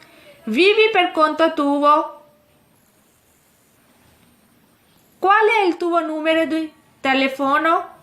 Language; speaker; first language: Italian; non-native, fluent; Urdu